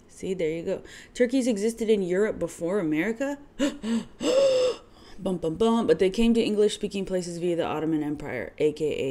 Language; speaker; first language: English; native; English